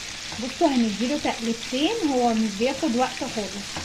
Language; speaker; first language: Arabic; native; Arabic